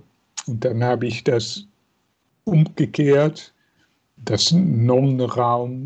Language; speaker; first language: German; non-native, fluent; Dutch